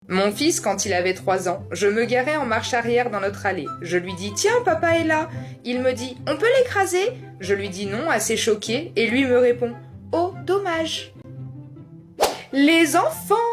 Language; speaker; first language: French; native; French